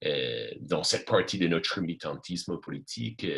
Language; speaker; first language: French; non-native, fluent; English